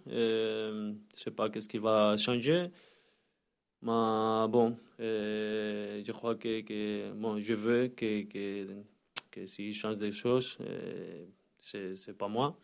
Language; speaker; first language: French; non-native, learner; Spanish